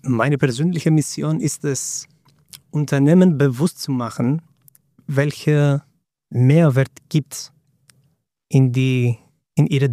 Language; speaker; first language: German; non-native, fluent; Greek